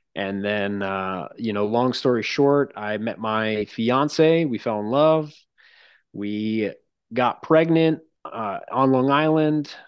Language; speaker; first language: English; native; English